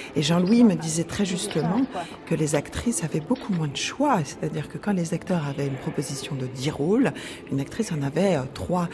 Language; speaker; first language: French; native; French